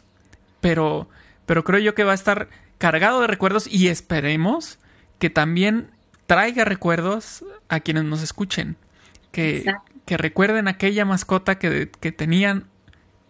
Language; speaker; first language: Spanish; native; Spanish